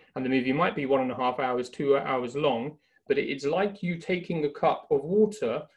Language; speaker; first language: English; native; English